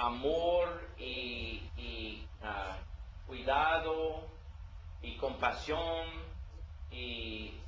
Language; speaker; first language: Spanish; non-native, learner; English